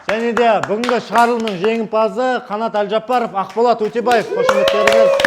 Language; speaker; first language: Kazakh; native; Kazakh